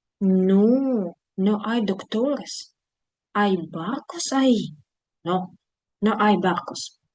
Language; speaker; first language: Spanish; non-native, fluent; Ukrainian